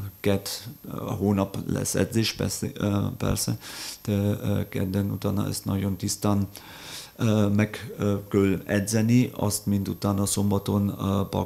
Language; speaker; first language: Hungarian; non-native, fluent; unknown